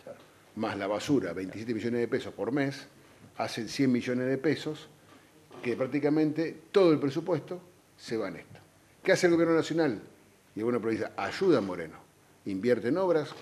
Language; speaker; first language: Spanish; native; Spanish